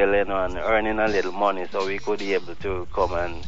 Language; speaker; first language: English; non-native, local second language; Jamaican Creole English